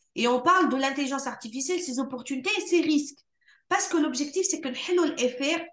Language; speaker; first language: French; non-native, local second language; Arabic